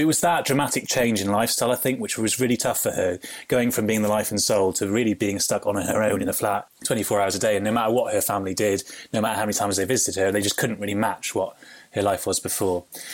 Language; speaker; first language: English; native; English